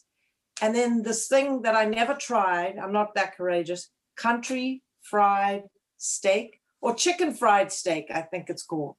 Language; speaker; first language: English; native; English